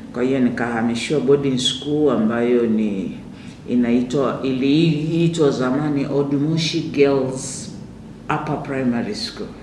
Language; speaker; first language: Swahili; native; Swahili